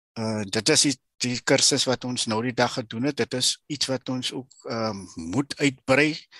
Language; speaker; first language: Afrikaans; native; Afrikaans